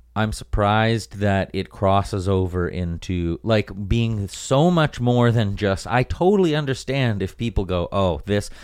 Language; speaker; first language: English; native; English